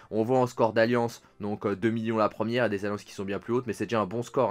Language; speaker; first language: French; native; French